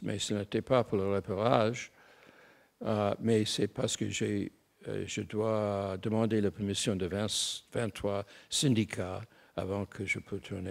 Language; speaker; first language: French; non-native, fluent; English